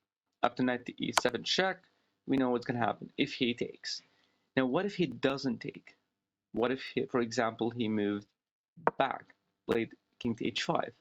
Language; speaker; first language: English; non-native, fluent; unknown